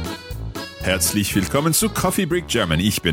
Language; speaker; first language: German; non-native, learner; English